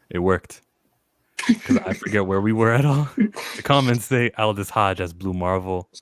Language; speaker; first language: English; native; English